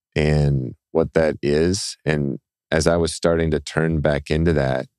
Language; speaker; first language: English; native; English